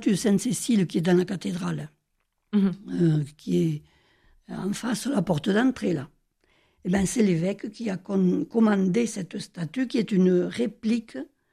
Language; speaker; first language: French; native; French